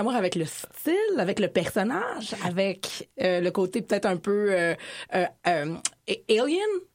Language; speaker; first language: French; native; French